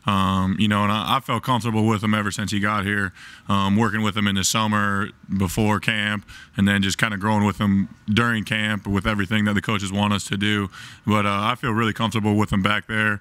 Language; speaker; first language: English; native; English